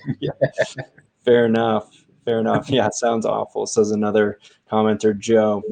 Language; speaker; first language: English; native; English